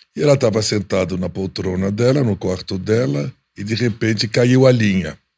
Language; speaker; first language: Portuguese; non-native, fluent; Arabic